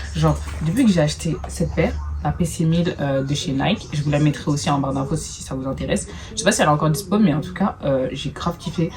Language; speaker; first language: French; native; French